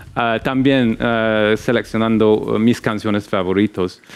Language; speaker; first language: Spanish; non-native, fluent; English